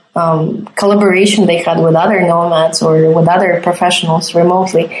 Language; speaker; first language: English; non-native, fluent; Latvian